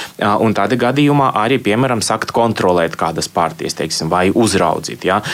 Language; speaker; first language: Latvian; non-native, local second language; Russian